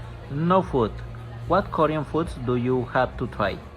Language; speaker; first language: English; non-native, learner; Spanish